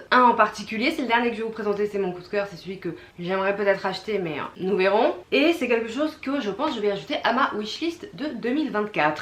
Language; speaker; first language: French; native; French